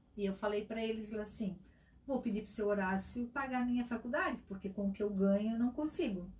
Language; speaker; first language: Portuguese; native; Portuguese